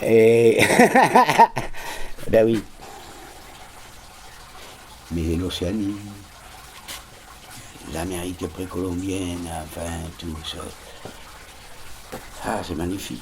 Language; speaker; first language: French; non-native, fluent; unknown